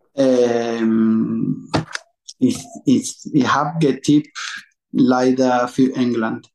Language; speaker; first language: German; non-native, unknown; Spanish